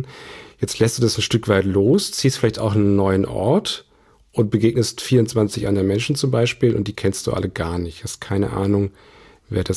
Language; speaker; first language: German; native; German